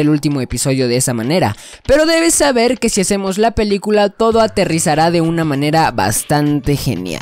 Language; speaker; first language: Spanish; native; Spanish